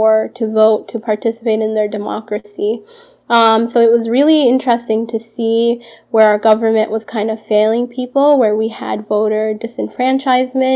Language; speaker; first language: English; early bilingual, other home language; Arabic